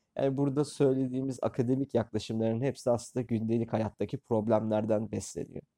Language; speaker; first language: Turkish; native; Turkish